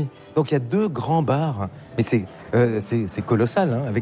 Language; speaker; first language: French; native; French